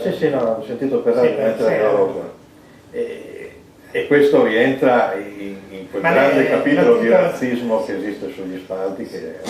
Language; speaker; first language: Italian; native; Italian